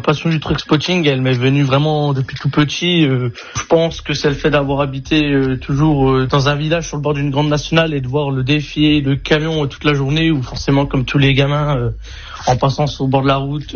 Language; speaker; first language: French; native; French